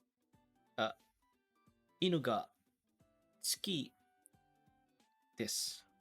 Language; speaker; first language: Japanese; non-native, learner; English